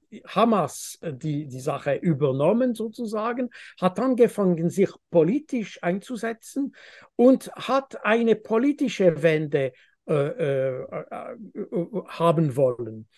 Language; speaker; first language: German; non-native, fluent; French